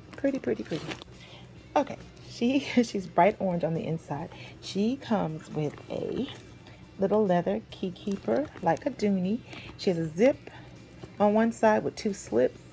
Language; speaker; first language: English; native; English